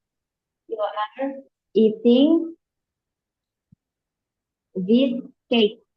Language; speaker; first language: English; non-native, learner; Indonesian